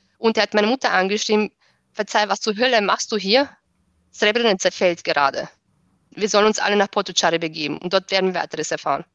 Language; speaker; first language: German; early bilingual, other home language; Bosnian